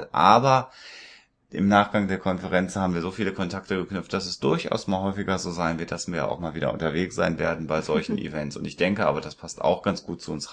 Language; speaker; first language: German; native; German